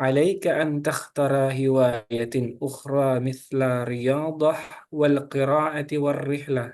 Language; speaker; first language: Arabic; non-native, learner; Indonesian